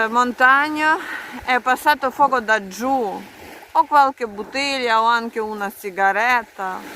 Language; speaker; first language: Italian; non-native, learner; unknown